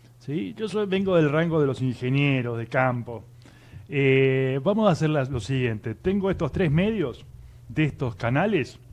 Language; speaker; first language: Spanish; native; Spanish